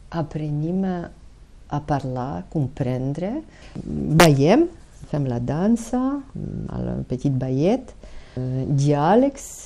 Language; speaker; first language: Catalan; non-native, fluent; Ukrainian